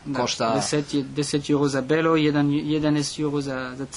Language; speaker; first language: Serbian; non-native, learner; French